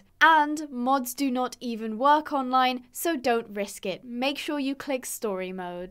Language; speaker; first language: English; native; English